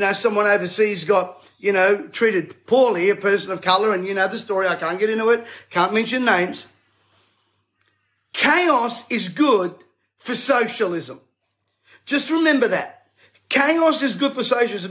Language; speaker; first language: English; native; English